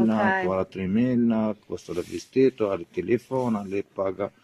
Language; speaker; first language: Italian; non-native, learner; Arabic